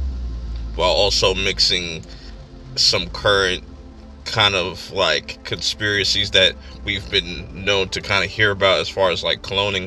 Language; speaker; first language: English; native; English